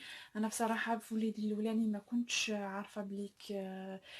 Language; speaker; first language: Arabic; native; Arabic